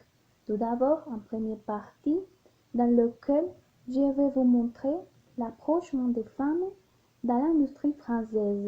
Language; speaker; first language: French; non-native, learner; Spanish